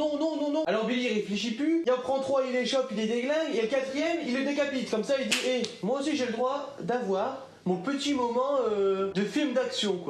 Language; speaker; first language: French; native; French